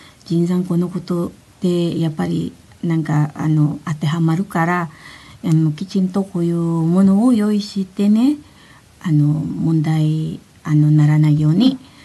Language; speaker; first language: Japanese; non-native, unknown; Filipino